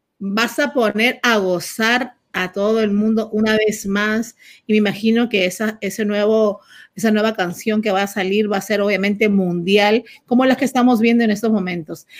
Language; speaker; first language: Spanish; native; Spanish